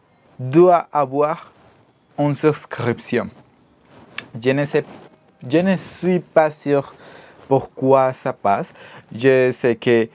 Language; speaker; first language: French; non-native, learner; Spanish